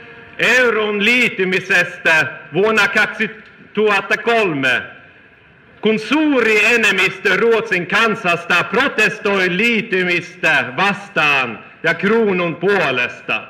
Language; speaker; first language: Finnish; non-native, fluent; Swedish